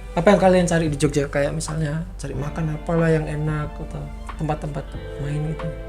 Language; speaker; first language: Indonesian; native; Indonesian